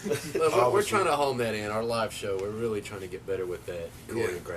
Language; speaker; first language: English; native; English